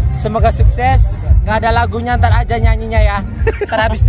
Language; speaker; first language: Indonesian; native; Indonesian